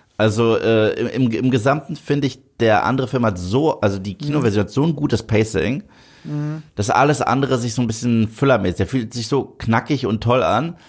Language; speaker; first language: German; native; German